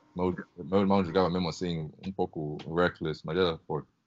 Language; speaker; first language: Portuguese; early bilingual, heritage; Portuguese